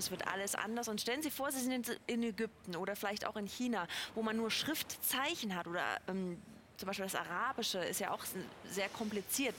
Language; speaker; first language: German; native; German